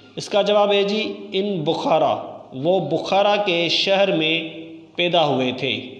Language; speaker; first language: Urdu; non-native, local second language; Sindhi